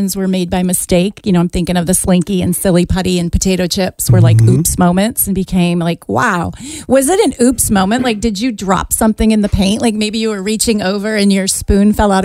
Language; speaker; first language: English; native; English